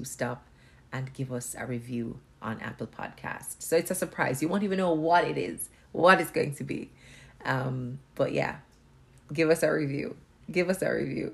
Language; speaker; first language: English; non-native, local second language; Jamaican Creole English